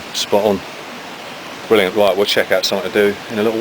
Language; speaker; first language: English; native; English